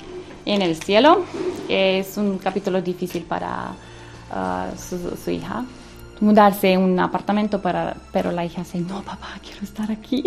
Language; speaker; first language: Spanish; non-native, learner; Romanian